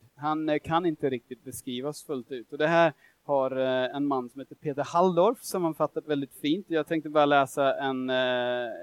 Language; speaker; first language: Swedish; non-native, fluent; English